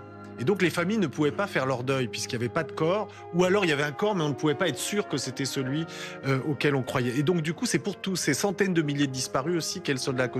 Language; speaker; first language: French; native; French